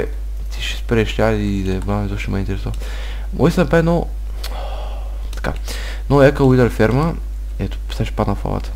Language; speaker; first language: Bulgarian; native; Bulgarian